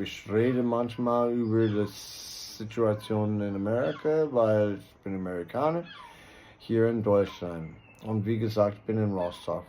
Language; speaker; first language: German; non-native, learner; English